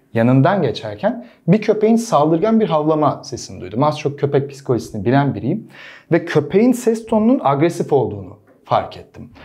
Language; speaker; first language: Turkish; native; Turkish